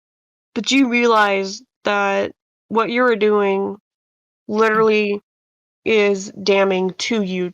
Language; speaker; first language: English; native; English